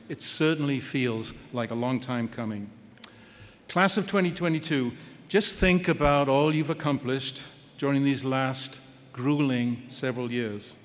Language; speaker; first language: English; native; English